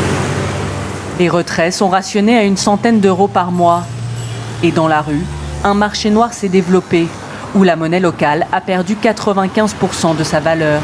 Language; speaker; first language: French; native; French